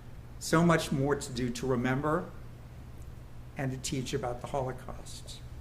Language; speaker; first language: English; native; English